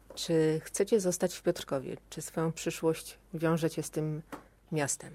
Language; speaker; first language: Polish; native; Polish